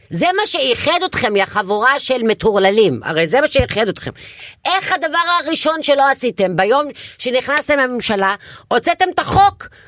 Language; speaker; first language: Hebrew; non-native, local second language; Arabic